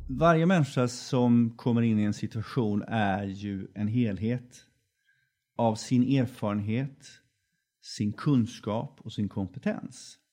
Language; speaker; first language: Swedish; native; Swedish